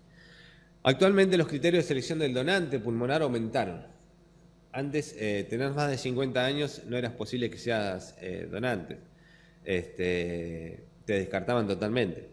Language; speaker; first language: Spanish; native; Spanish